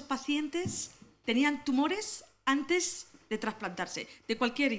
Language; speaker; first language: Spanish; native; Spanish